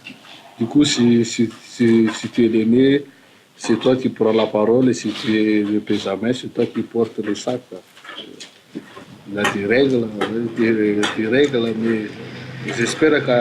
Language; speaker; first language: French; non-native, local second language; Malagasy